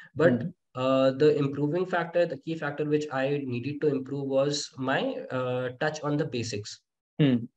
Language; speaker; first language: English; non-native, local second language; Hindi